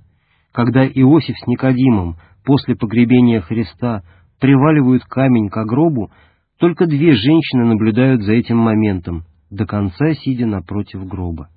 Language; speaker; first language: Russian; native; Russian